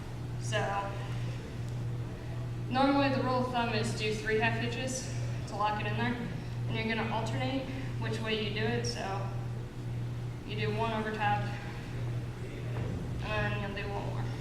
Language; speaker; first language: English; native; English